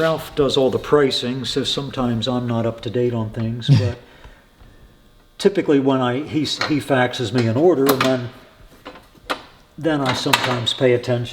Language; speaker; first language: English; native; English